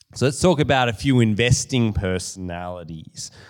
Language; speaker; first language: English; native; English